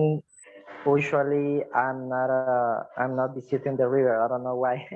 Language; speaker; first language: English; non-native, fluent; Spanish